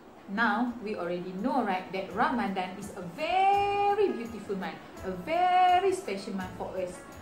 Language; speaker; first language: English; non-native, local second language; Malay